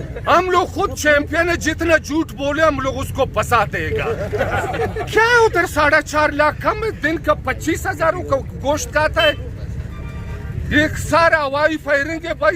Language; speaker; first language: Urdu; non-native, local second language; Pashto